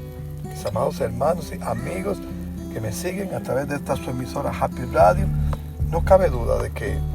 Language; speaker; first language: Spanish; native; Spanish